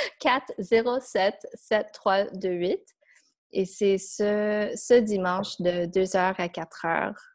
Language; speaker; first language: French; non-native, fluent; English